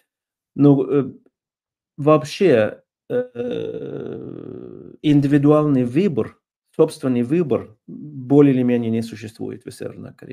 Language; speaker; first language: Russian; non-native, fluent; Norwegian